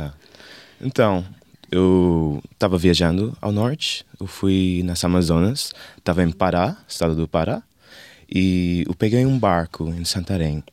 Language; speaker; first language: Portuguese; non-native, learner; English